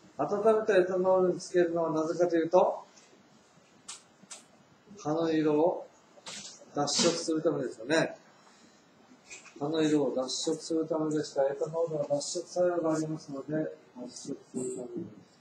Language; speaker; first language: Japanese; native; Japanese